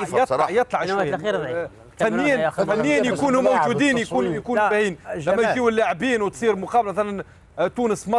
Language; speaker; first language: Arabic; native; Arabic